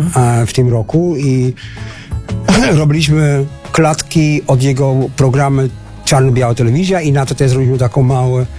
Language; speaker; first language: Polish; non-native, fluent; Dutch